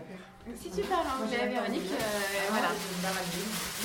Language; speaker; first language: French; native; French